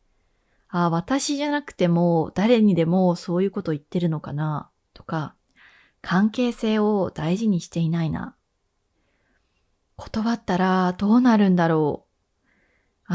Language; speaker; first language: Japanese; native; Japanese